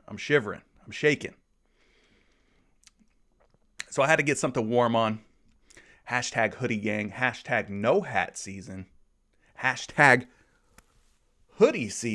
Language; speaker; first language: English; native; English